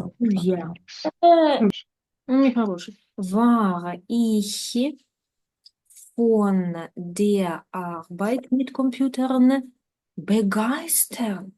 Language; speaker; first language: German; non-native, fluent; Ukrainian